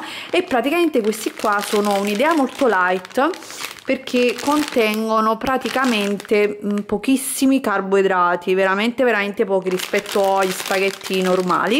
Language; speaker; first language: Italian; native; Italian